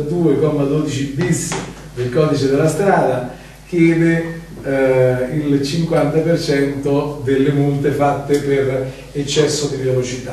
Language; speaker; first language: Italian; native; Italian